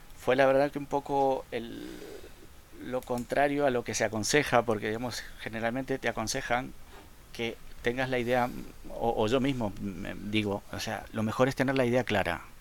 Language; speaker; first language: Spanish; native; Spanish